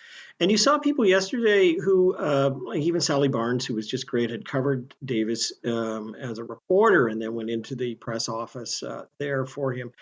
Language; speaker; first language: English; native; English